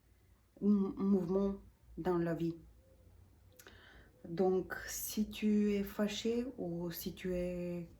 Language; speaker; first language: French; non-native, learner; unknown